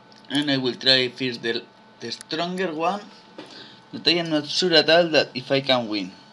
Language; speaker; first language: English; non-native, learner; Spanish